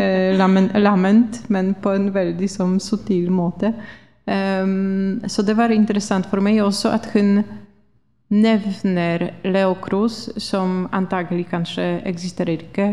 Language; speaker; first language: Norwegian; non-native, fluent; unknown